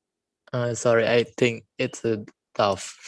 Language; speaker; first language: English; non-native, learner; Indonesian